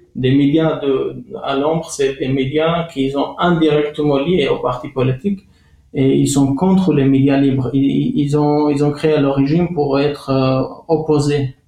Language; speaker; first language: French; non-native, fluent; Arabic